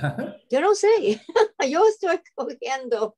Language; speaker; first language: Spanish; non-native, learner; English